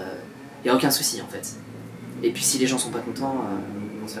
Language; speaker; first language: French; native; French